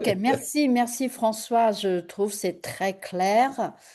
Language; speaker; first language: French; non-native, fluent; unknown